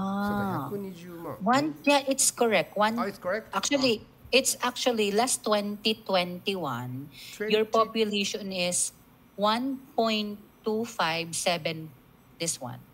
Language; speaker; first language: English; non-native, local second language; Filipino